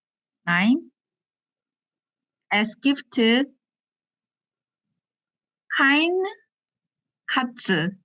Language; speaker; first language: German; non-native, learner; Korean